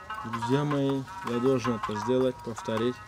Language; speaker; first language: Russian; non-native, local second language; Tajik